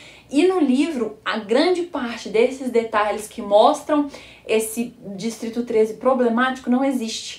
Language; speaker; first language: Portuguese; native; Portuguese